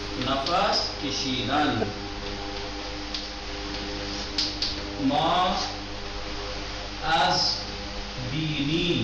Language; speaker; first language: Persian; non-native, fluent; Urdu